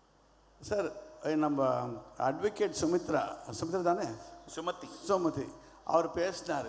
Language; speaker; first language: Tamil; non-native, learner; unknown